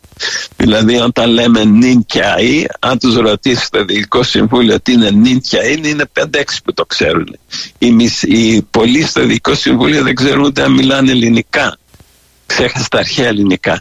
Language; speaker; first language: Greek; early bilingual, heritage; Greek